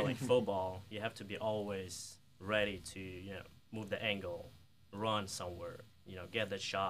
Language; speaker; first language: English; non-native, fluent; Ukrainian